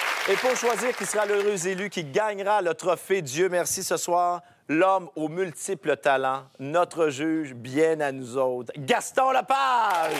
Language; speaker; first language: French; native; French